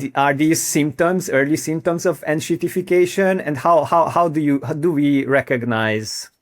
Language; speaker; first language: English; non-native, fluent; Hungarian